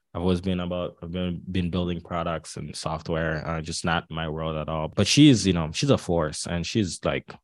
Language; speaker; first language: English; early bilingual, other home language; Haitian Creole